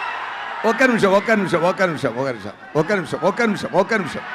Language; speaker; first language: Telugu; non-native, learner; Tamil